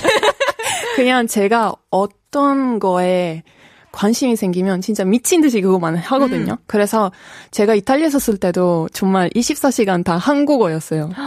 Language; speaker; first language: Korean; non-native, fluent; Italian